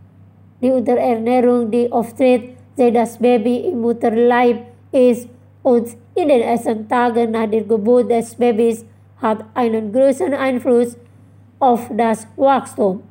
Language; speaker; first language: German; non-native, fluent; Indonesian